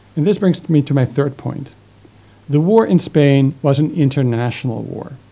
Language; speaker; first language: English; non-native, fluent; Dutch